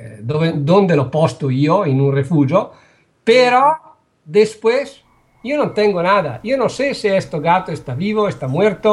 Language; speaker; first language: Spanish; non-native, learner; Italian